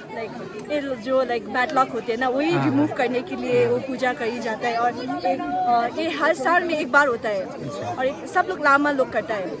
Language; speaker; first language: Hindi; non-native, local second language; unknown